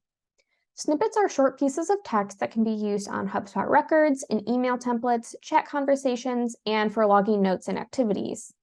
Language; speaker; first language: English; native; English